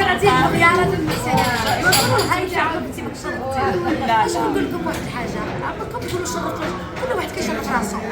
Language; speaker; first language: Arabic; native; Arabic